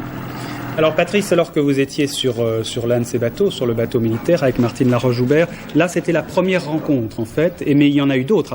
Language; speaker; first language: French; native; French